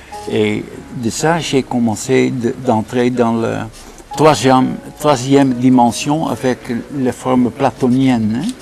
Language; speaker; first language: French; non-native, fluent; Dutch